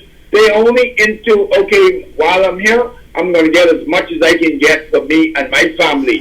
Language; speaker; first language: English; native; English